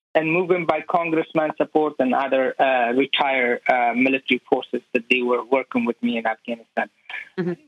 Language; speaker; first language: English; non-native, learner; Persian